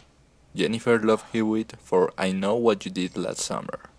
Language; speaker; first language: English; non-native, fluent; Spanish